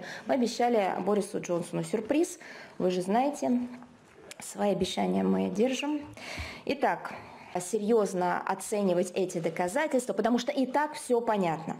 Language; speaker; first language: Russian; native; Russian